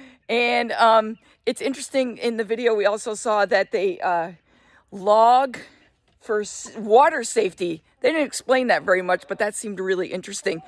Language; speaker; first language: English; native; English